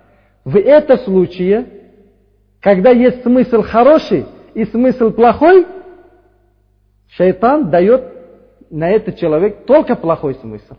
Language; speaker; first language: Russian; non-native, fluent; Uzbek